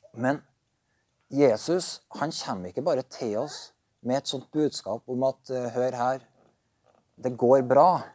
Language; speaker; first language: Norwegian; native; Norwegian